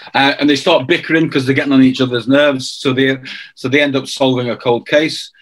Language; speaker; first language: English; native; English